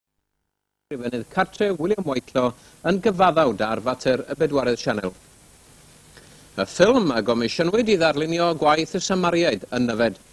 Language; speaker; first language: Welsh; native; Welsh